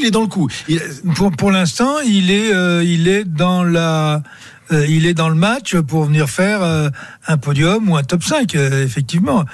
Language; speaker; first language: French; native; French